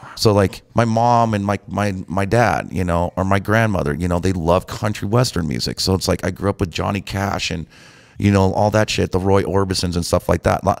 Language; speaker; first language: English; native; English